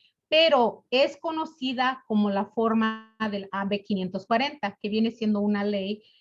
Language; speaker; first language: Spanish; early bilingual, other home language; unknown